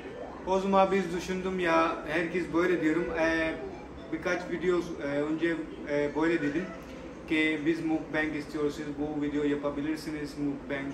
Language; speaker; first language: Turkish; non-native, learner; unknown